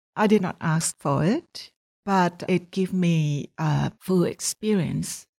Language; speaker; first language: English; non-native, fluent; Thai